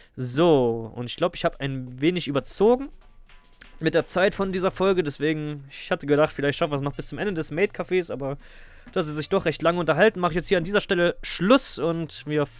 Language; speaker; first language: German; native; German